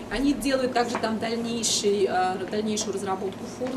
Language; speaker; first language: Russian; native; Russian